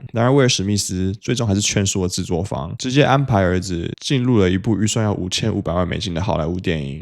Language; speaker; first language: Chinese; native; Chinese